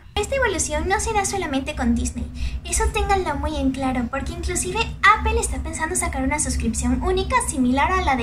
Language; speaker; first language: Spanish; native; Spanish